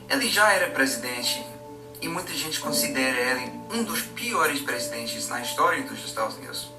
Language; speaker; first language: Portuguese; non-native, fluent; English